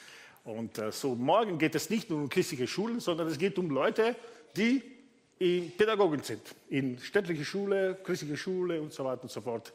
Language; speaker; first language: German; non-native, fluent; Italian